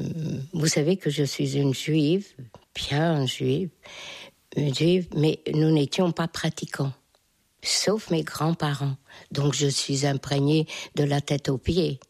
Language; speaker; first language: French; non-native, fluent; Hungarian